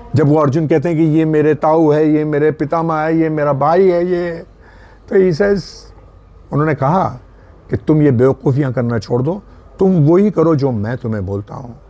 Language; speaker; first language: Hindi; native; Hindi